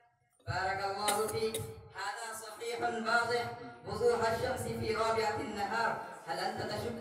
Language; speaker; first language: Arabic; non-native, learner; Urdu